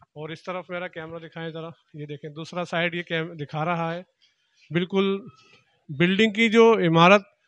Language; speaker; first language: Urdu; non-native, local second language; Sindhi